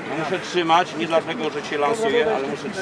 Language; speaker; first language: Polish; native; Polish